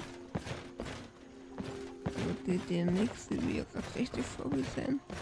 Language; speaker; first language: German; native; German